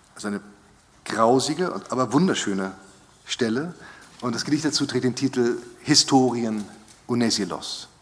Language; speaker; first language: German; native; German